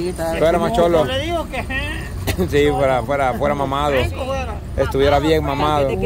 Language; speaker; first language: Spanish; native; Spanish